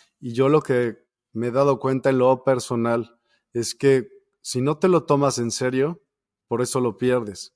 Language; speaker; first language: Spanish; native; Spanish